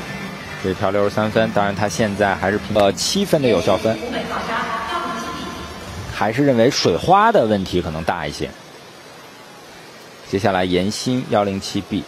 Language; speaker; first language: Chinese; native; Chinese